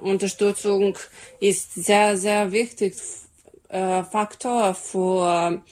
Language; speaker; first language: German; non-native, fluent; Serbian